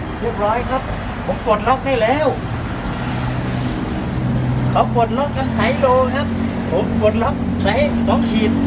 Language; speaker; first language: Thai; non-native, local second language; Northeastern Thai